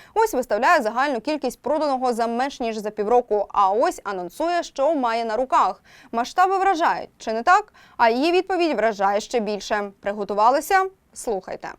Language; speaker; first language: Ukrainian; native; Ukrainian